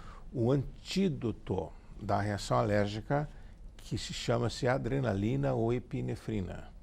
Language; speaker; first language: Portuguese; native; Portuguese